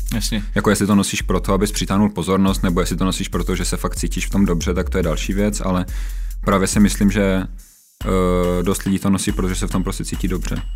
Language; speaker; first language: Czech; native; Czech